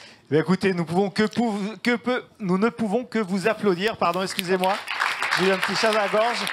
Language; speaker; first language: French; native; French